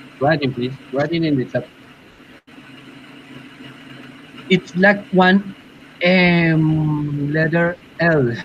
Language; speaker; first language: English; non-native, learner; Spanish